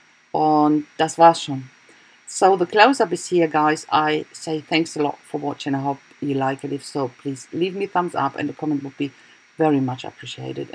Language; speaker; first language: English; non-native, fluent; German